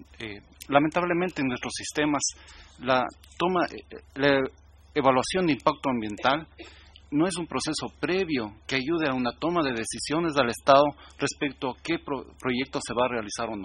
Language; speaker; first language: Spanish; native; Spanish